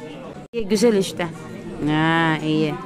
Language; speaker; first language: Turkish; non-native, learner; Filipino